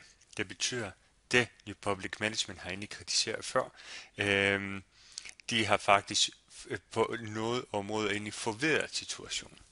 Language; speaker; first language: Danish; non-native, fluent; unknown